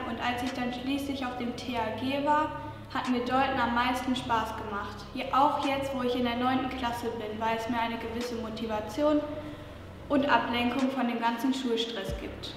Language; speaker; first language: German; native; German